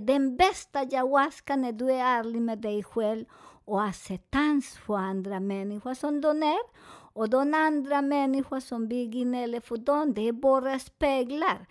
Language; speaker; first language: Swedish; non-native, fluent; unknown